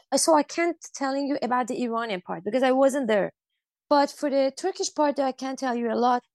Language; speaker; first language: English; non-native, fluent; Persian